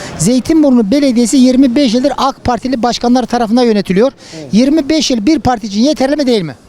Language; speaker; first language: Turkish; native; Turkish